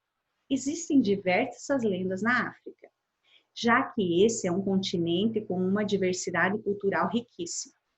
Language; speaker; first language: Portuguese; native; Portuguese